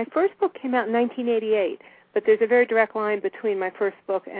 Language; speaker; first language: English; native; English